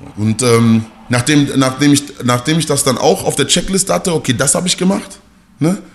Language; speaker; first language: German; native; German